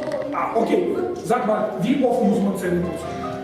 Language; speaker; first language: German; non-native, fluent; Russian